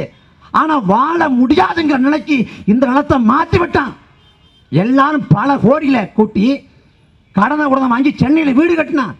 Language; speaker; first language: Tamil; native; Tamil